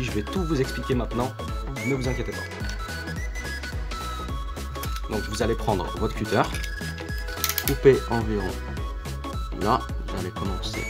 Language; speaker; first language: French; native; French